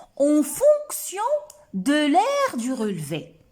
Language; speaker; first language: French; non-native, local second language; Arabic